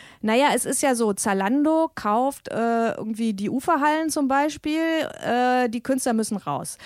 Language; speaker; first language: German; native; German